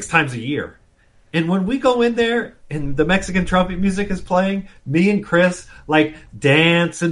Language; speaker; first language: English; native; English